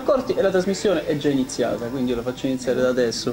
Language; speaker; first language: Italian; native; Italian